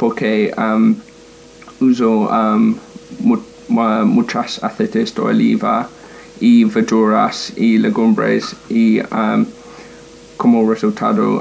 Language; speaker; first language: Spanish; non-native, learner; English